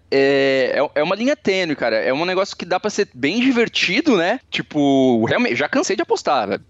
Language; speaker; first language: Portuguese; native; Portuguese